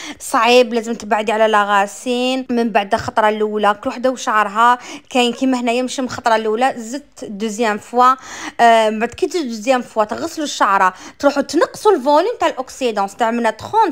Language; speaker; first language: Arabic; native; Arabic